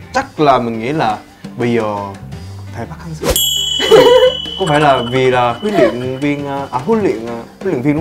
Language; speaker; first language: Vietnamese; non-native, learner; Korean